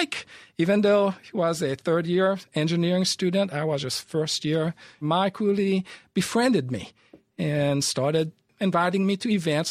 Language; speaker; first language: English; early bilingual, other home language; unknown